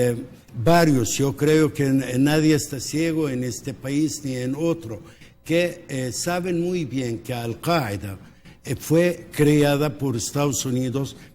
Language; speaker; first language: Spanish; early bilingual, heritage; Spanish